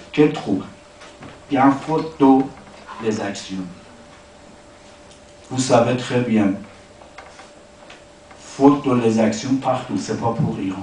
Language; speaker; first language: French; non-native, learner; Persian